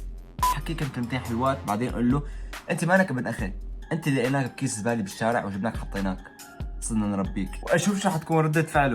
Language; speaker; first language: Arabic; native; Arabic